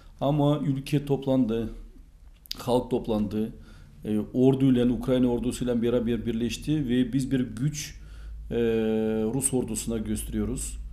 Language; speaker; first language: Turkish; non-native, fluent; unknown